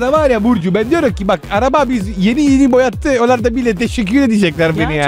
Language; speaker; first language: Turkish; non-native, fluent; Italian